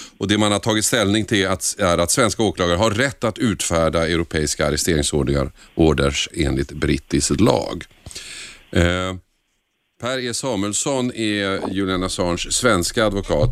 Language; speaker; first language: Swedish; native; Swedish